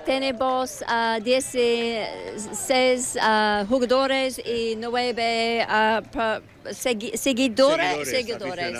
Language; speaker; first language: Spanish; non-native, learner; English